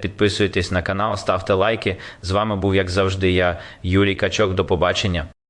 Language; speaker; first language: Ukrainian; native; Ukrainian